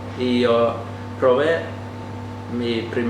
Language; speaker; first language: Spanish; non-native, learner; Finnish